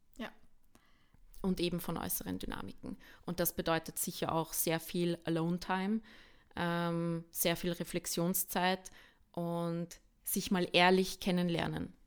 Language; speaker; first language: German; early bilingual, other home language; Bosnian